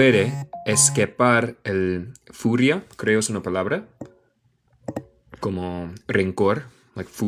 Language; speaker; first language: Spanish; non-native, learner; English